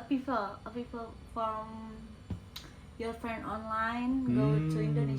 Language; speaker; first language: English; non-native, learner; Indonesian